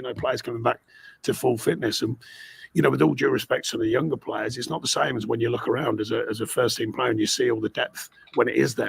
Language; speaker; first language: English; native; English